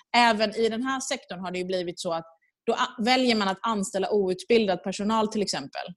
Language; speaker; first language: Swedish; early bilingual, other home language; Persian